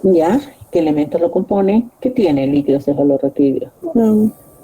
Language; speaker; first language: Spanish; native; Spanish